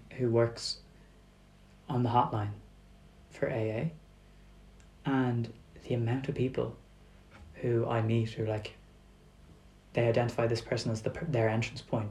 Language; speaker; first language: English; native; English